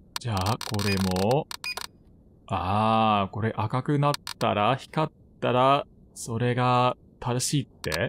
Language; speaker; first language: Japanese; non-native, fluent; English